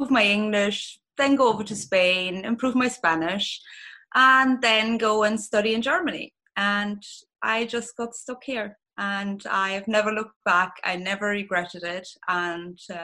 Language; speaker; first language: English; non-native, fluent; German